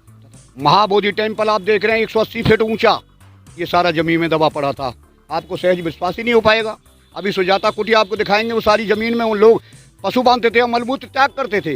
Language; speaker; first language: Hindi; native; Hindi